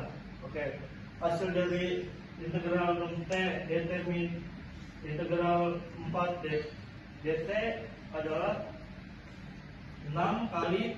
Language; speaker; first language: Indonesian; native; Indonesian